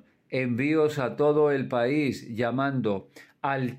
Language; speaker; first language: Spanish; native; Spanish